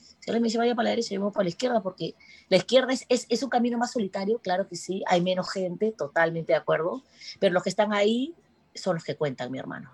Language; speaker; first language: Spanish; native; Spanish